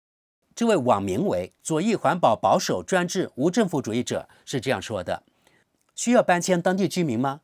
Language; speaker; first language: Chinese; native; Chinese